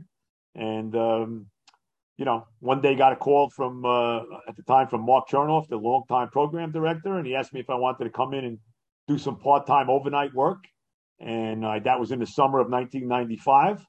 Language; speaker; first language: English; native; English